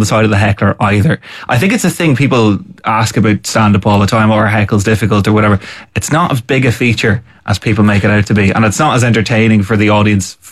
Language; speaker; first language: English; native; English